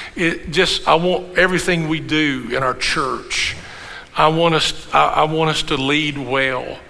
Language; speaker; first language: English; native; English